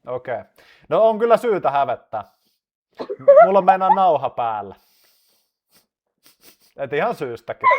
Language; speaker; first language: Finnish; native; Finnish